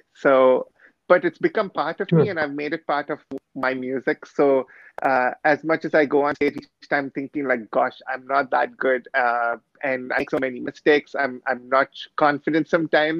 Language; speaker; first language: English; native; English